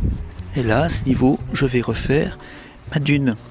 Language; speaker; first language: French; native; French